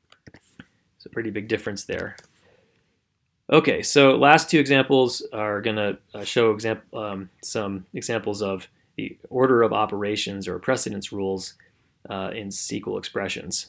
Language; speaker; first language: English; native; English